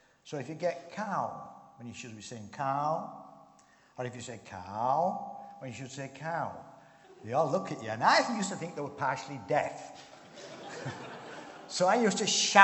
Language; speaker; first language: English; native; English